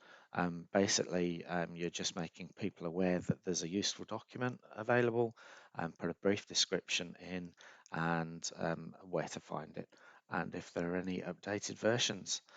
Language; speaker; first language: English; native; English